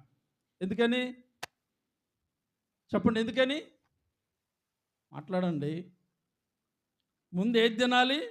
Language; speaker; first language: Telugu; native; Telugu